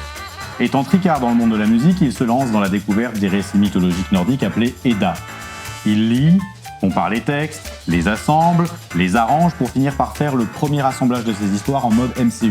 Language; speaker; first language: French; native; French